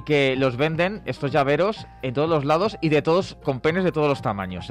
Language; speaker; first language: Spanish; native; Spanish